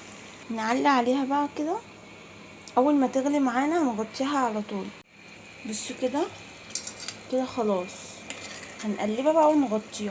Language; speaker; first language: Arabic; native; Arabic